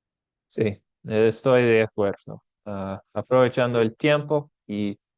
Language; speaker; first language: Spanish; non-native, fluent; English